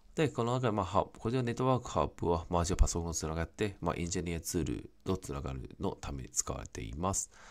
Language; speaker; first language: Japanese; non-native, fluent; Cantonese